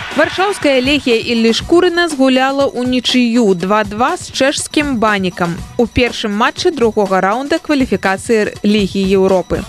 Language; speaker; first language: Belarusian; native; Belarusian